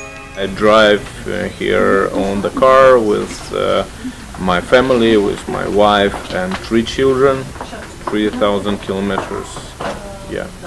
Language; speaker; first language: English; non-native, learner; Ukrainian